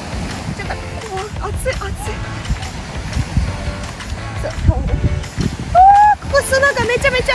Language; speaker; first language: Japanese; non-native, fluent; German